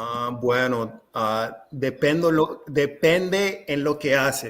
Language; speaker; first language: Spanish; non-native, fluent; English